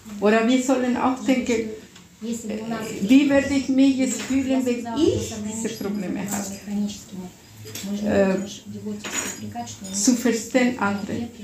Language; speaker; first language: German; non-native, fluent; Russian